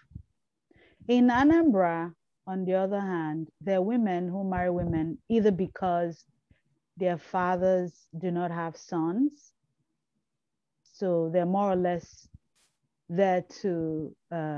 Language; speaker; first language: English; non-native, local second language; Igbo